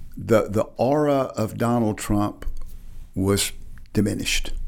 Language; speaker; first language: English; native; English